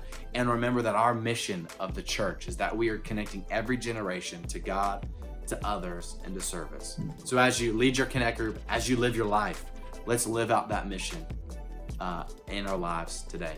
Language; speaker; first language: English; native; English